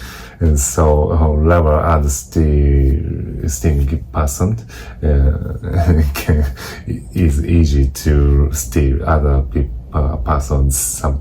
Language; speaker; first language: English; non-native, learner; Japanese